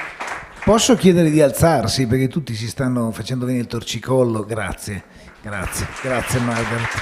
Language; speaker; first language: Italian; native; Italian